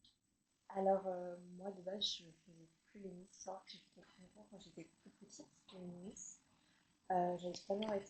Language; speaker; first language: French; native; French